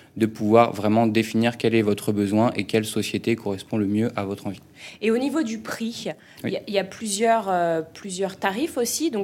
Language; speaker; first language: French; native; French